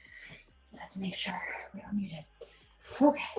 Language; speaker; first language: English; native; English